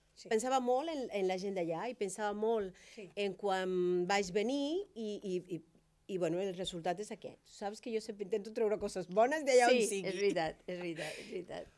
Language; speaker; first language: Catalan; non-native, fluent; Spanish